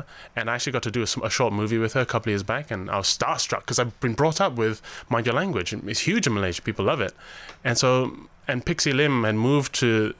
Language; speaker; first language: English; native; English